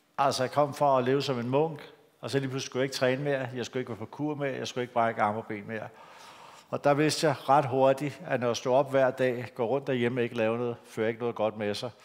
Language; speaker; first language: Danish; native; Danish